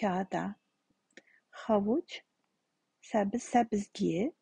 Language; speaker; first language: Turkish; non-native, fluent; Kazakh